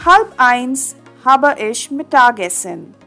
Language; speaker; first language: German; non-native, fluent; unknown